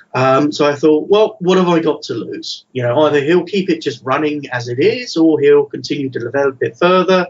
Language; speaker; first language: English; native; English